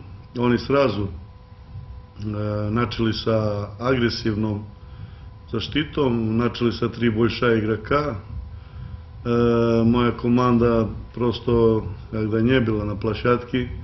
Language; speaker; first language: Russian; non-native, learner; Serbian